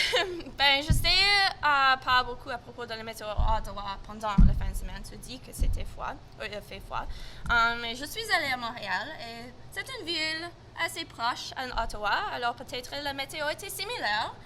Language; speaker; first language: French; non-native, local second language; English